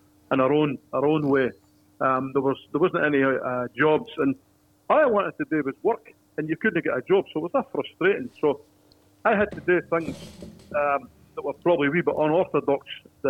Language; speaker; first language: English; native; English